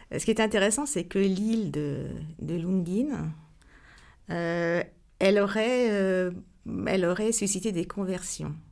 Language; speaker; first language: French; native; French